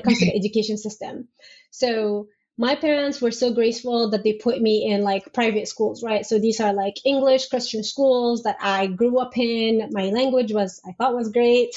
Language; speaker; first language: English; non-native, fluent; Arabic